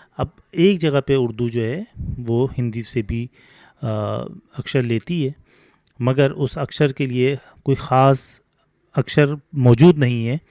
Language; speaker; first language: Urdu; native; Urdu